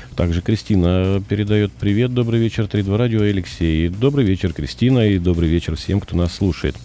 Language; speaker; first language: Russian; native; Russian